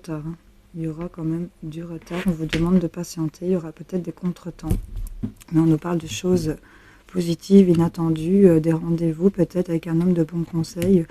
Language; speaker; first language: French; native; French